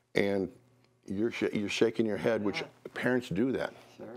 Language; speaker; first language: English; native; English